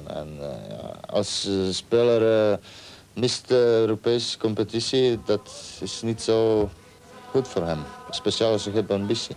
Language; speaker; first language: Dutch; non-native, learner; Croatian